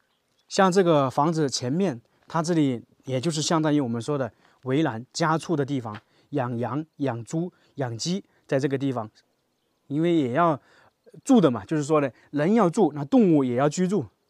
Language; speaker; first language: Chinese; native; Chinese